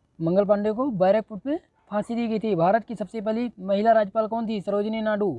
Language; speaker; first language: Hindi; native; Hindi